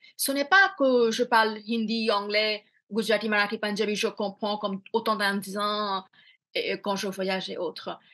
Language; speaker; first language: French; non-native, fluent; Bangla